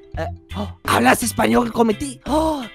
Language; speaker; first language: Spanish; non-native, learner; English